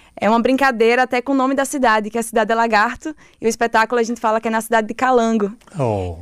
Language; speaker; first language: Portuguese; native; Portuguese